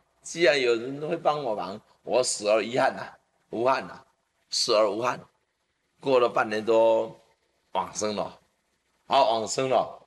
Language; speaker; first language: Chinese; native; Chinese